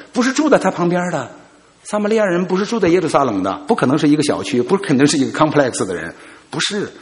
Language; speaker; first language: Chinese; native; Chinese